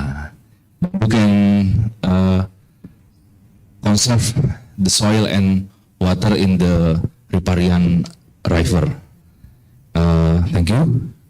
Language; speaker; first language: English; non-native, fluent; Indonesian